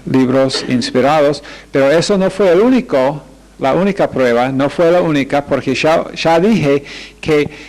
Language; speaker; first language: Spanish; non-native, fluent; English